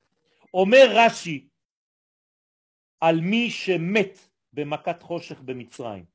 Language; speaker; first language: Hebrew; non-native, fluent; French